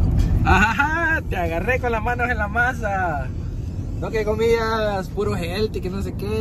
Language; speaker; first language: Spanish; native; Spanish